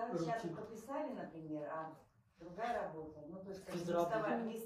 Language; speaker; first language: Russian; native; Russian